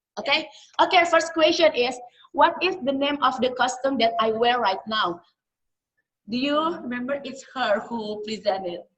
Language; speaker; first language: English; non-native, learner; Indonesian